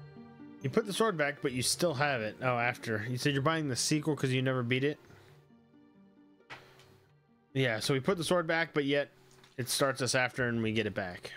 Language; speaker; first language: English; native; English